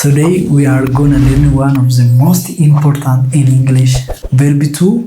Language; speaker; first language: English; non-native, local second language; Oromo